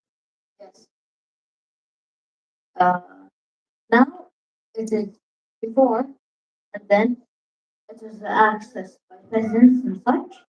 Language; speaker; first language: English; non-native, learner; Arabic